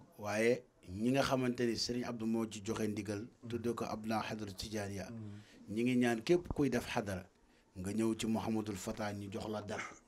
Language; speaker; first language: Wolof; native; Wolof